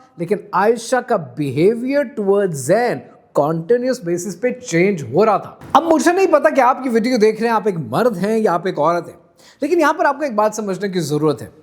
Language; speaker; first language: Urdu; non-native, local second language; Punjabi